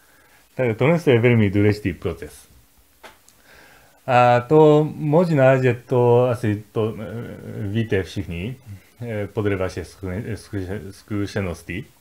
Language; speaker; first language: Czech; non-native, fluent; Japanese